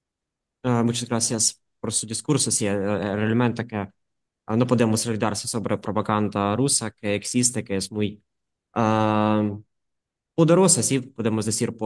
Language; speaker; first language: Spanish; non-native, fluent; Ukrainian